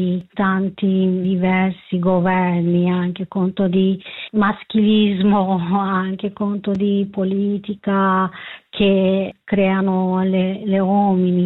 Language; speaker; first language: Italian; non-native, learner; Kurdish